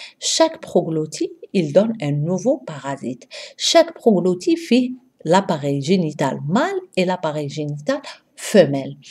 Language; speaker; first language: French; non-native, local second language; Arabic